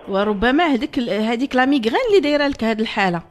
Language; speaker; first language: Arabic; native; Arabic